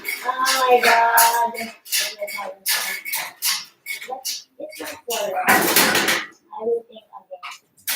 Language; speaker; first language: English; non-native, local second language; Filipino